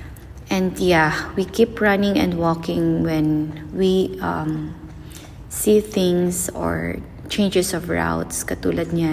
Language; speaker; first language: English; non-native, local second language; Filipino